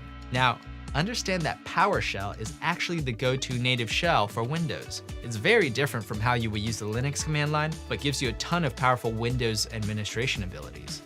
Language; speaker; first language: English; native; English